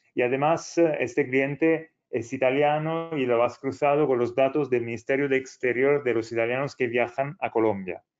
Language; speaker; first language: Spanish; non-native, fluent; Italian